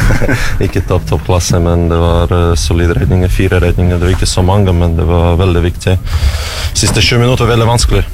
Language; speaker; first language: Norwegian; non-native, learner; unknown